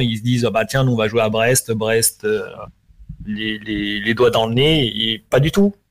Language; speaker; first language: French; native; French